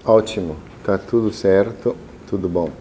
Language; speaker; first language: Portuguese; non-native, fluent; Italian